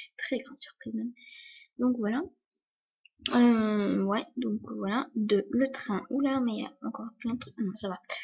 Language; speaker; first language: French; early bilingual, other home language; Polish